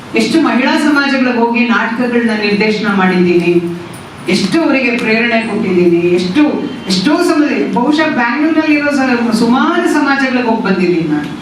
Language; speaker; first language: Kannada; non-native, local second language; Tamil